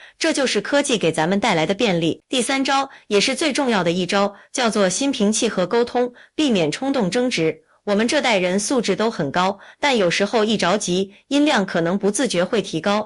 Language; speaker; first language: Chinese; native; Chinese